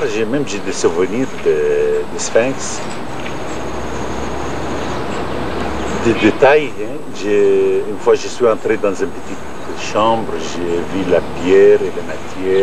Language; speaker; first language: French; non-native, fluent; Arabic